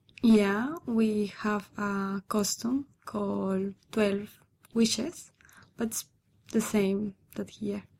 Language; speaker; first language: English; non-native, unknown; Spanish